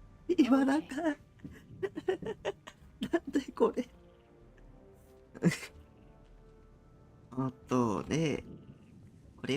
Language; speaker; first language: Japanese; non-native, learner; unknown